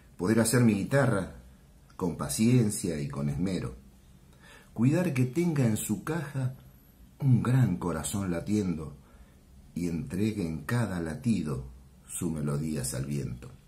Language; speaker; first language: Spanish; native; Spanish